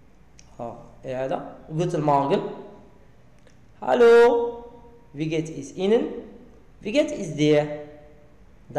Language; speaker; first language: German; non-native, learner; Arabic